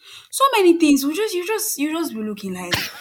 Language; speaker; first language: English; non-native, local second language; Yoruba